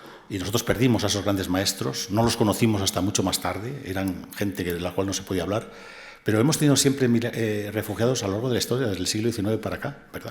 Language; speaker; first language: Spanish; native; Spanish